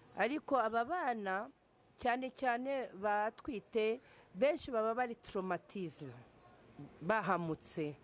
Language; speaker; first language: Kinyarwanda; early bilingual, heritage; Kinyarwanda